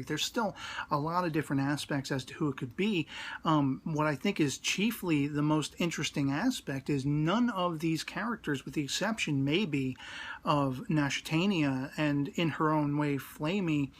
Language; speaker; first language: English; native; English